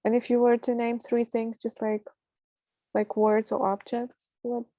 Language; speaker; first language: English; non-native, fluent; Ukrainian